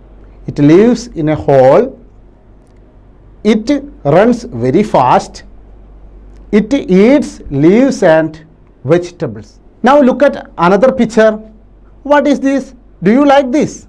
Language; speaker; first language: English; non-native, local second language; Malayalam